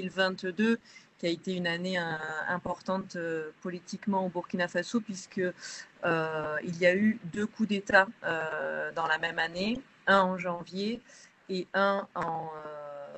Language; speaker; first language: French; native; French